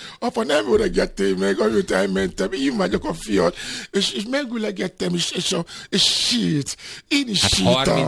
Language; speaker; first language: Hungarian; non-native, fluent; Yoruba